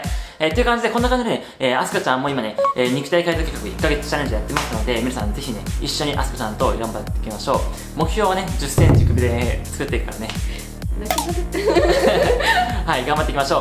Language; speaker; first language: Japanese; native; Japanese